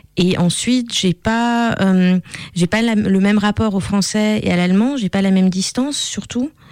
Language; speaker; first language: French; non-native, fluent; Russian